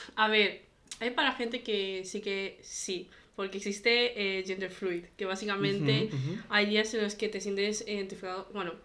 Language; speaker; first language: Spanish; early bilingual, other home language; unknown